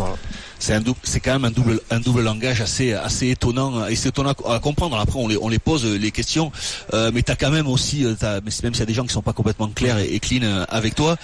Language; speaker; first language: French; native; French